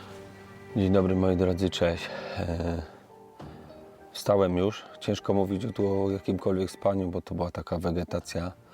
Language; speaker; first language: Polish; native; Polish